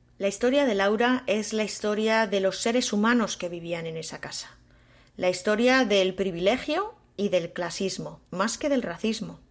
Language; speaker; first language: Spanish; native; Spanish